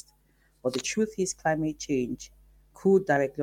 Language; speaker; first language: English; non-native, local second language; Yoruba